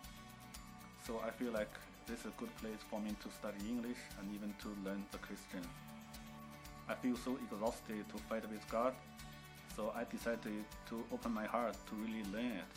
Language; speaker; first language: English; non-native, fluent; Chinese